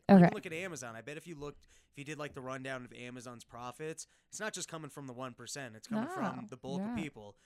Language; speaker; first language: English; native; English